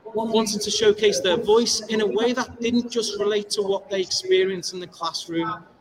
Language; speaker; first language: English; native; English